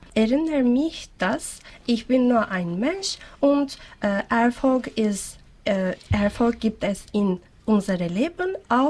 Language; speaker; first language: German; non-native, learner; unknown